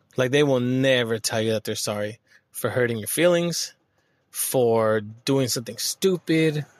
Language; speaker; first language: English; early bilingual, other home language; Spanish